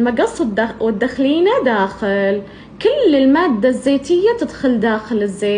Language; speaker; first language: Arabic; native; Arabic